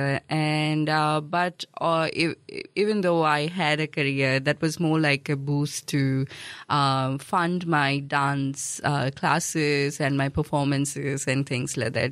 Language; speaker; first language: English; non-native, local second language; Malayalam